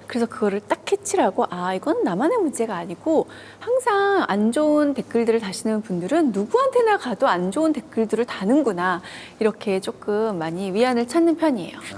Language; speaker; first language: Korean; early bilingual, heritage; Korean